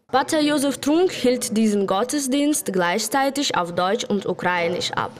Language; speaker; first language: German; non-native, fluent; Ukrainian